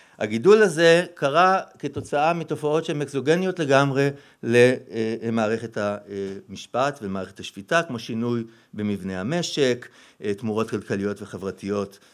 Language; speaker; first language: Hebrew; native; Hebrew